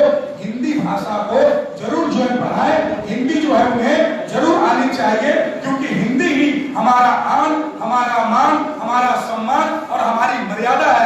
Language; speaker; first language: Hindi; native; Hindi